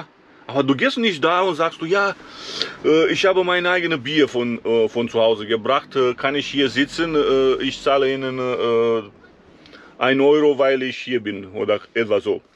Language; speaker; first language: German; non-native, fluent; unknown